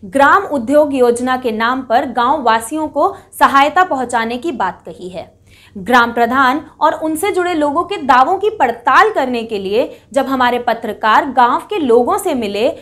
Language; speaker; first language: Hindi; native; Hindi